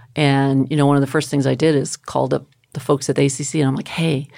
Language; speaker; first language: English; native; English